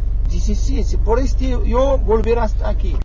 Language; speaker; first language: Spanish; non-native, learner; Arabic